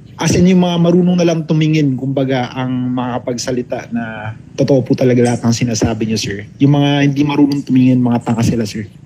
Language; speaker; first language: Filipino; native; Filipino